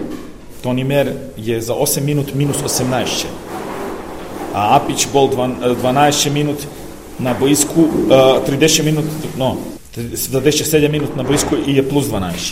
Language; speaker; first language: Polish; non-native, learner; Serbian